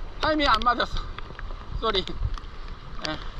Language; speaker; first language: Korean; native; Korean